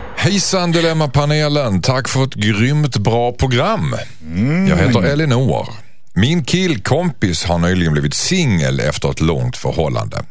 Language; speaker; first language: Swedish; native; Swedish